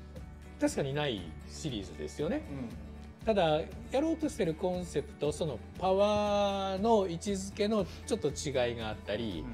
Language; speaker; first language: Japanese; native; Japanese